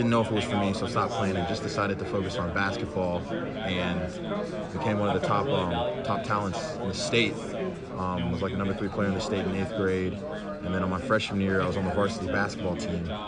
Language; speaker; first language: English; native; English